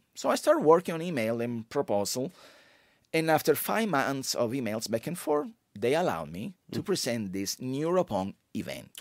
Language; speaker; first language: English; non-native, fluent; Italian